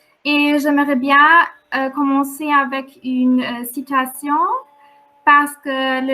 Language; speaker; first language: French; non-native, fluent; German